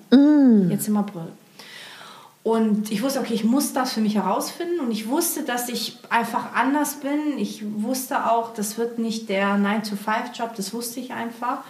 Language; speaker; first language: German; early bilingual, other home language; Portuguese